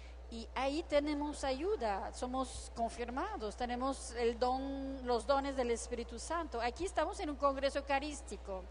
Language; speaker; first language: Spanish; non-native, fluent; French